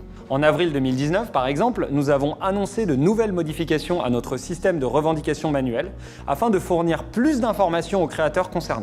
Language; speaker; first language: French; native; French